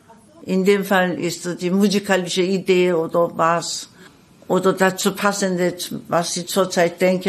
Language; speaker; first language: German; non-native, fluent; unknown